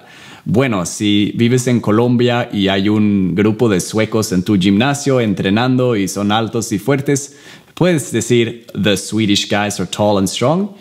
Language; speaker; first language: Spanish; non-native, fluent; English